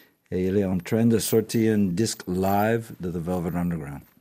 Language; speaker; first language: French; non-native, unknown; English